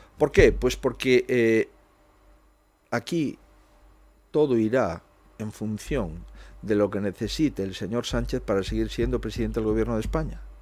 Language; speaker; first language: Spanish; native; Spanish